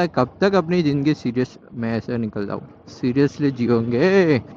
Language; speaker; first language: Hindi; non-native, local second language; Gujarati